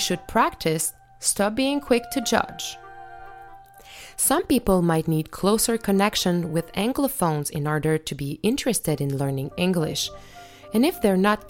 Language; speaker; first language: English; non-native, fluent; French